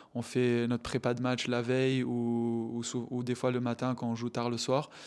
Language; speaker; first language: French; non-native, local second language; Arabic